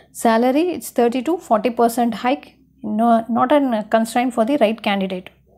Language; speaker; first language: English; non-native, local second language; Tamil